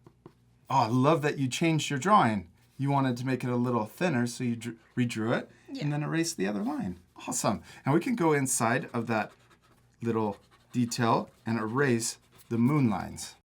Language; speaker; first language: English; native; English